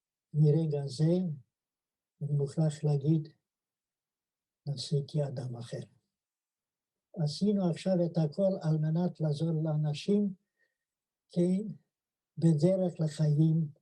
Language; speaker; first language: Hebrew; non-native, fluent; Yiddish